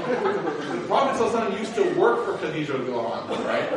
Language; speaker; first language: English; native; English